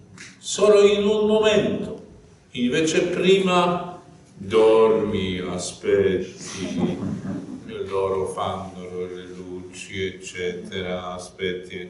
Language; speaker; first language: Italian; non-native, fluent; Polish